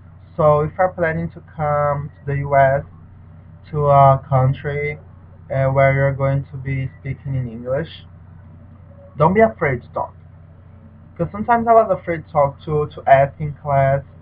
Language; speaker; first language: English; non-native, learner; Portuguese